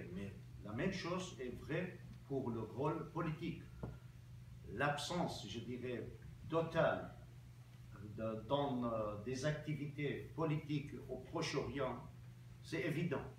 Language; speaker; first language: French; non-native, local second language; Armenian